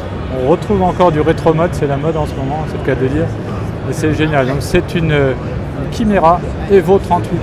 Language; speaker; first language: French; native; French